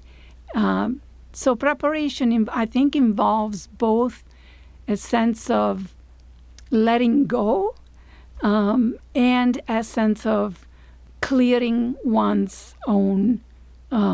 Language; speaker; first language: English; non-native, fluent; Italian